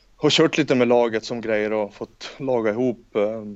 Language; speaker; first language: Swedish; native; Swedish